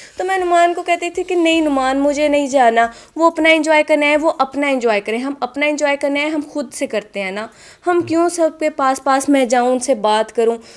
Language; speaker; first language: Urdu; native; Urdu